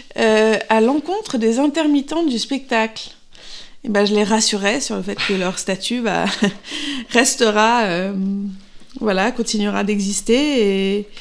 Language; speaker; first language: French; native; French